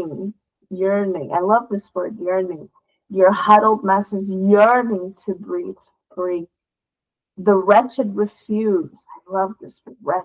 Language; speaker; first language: English; non-native, fluent; Portuguese